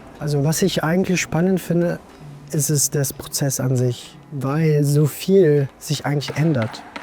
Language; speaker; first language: German; non-native, fluent; Italian